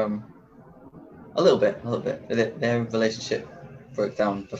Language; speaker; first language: English; native; English